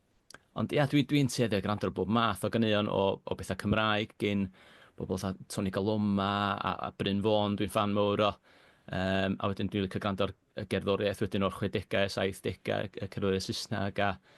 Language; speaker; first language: Welsh; native; Welsh